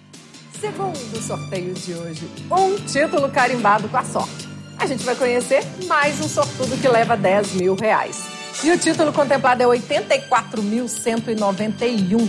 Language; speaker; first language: Portuguese; native; Portuguese